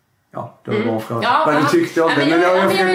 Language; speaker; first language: Swedish; native; Swedish